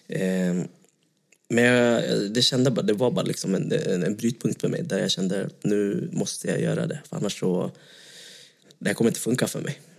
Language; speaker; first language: Swedish; early bilingual, other home language; Vietnamese